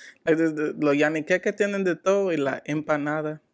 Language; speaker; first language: Spanish; early bilingual, other home language; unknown